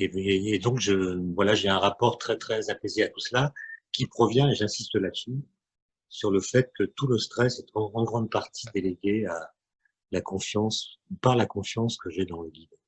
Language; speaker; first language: French; native; French